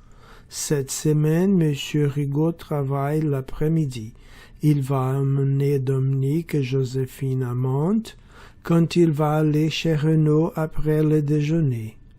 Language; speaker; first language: French; non-native, learner; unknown